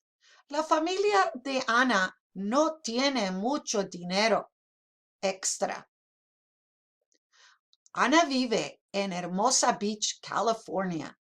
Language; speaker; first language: Spanish; non-native, fluent; English